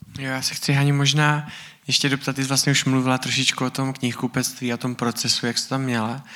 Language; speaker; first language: Czech; native; Czech